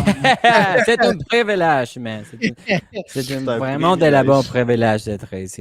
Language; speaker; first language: French; non-native, learner; Spanish